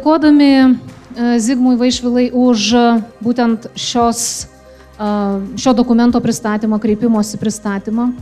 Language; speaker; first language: Lithuanian; native; Lithuanian